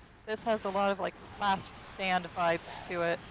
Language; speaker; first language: English; native; English